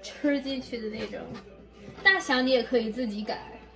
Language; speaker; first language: Chinese; early bilingual, heritage; Chinese